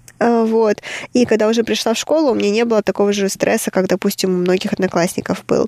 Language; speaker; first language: Russian; native; Russian